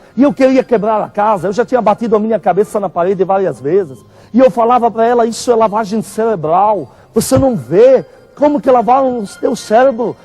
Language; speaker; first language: Portuguese; non-native, fluent; Arabic